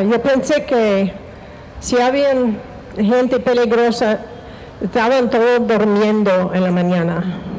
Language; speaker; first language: Spanish; non-native, fluent; English